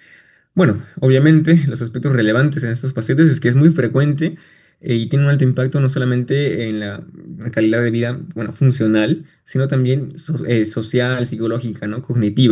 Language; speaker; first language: Spanish; native; Spanish